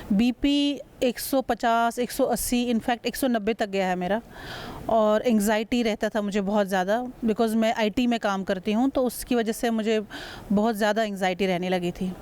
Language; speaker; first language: Hindi; native; Hindi